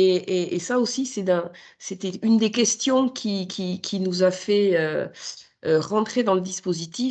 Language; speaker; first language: French; native; French